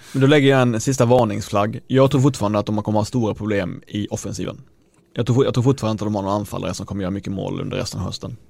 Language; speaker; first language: Swedish; native; Swedish